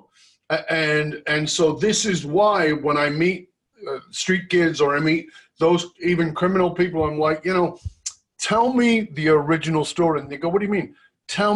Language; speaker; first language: English; native; English